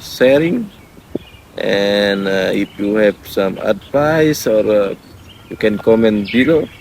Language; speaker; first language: English; non-native, learner; Indonesian